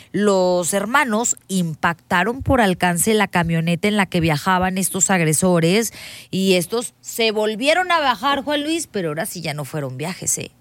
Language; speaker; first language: Spanish; native; Spanish